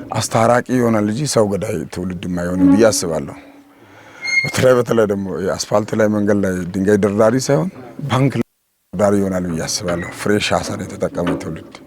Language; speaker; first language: Amharic; non-native, local second language; Wolaytta